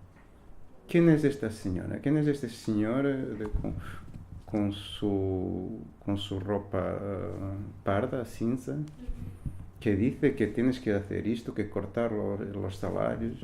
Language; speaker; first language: Spanish; non-native, fluent; Portuguese